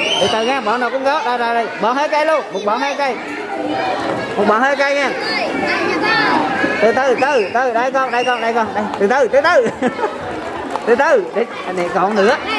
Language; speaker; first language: Vietnamese; native; Vietnamese